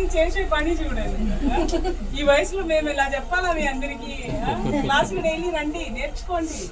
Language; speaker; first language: Telugu; non-native, local second language; Tamil